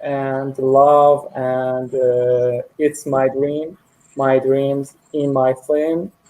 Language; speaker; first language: English; non-native, learner; Persian